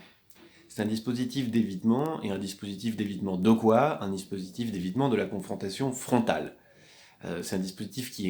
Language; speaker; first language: French; native; French